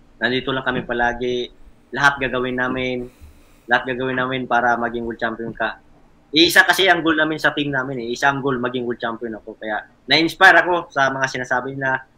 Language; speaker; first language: Filipino; native; Filipino